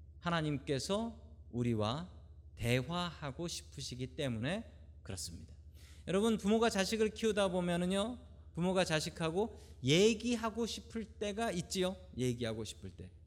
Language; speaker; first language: Korean; native; Korean